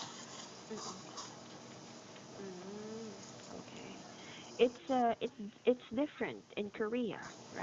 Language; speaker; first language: English; non-native, fluent; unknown